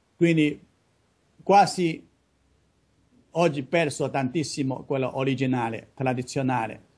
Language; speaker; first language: Italian; non-native, learner; Chinese